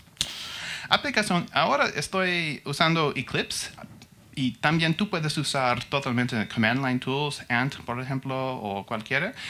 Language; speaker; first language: Spanish; non-native, learner; English